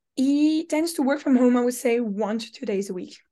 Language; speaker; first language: English; non-native, fluent; French